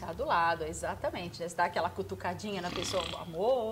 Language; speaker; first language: Portuguese; native; Portuguese